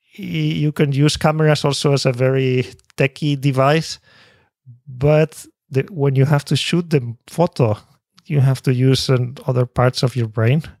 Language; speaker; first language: English; non-native, fluent; Spanish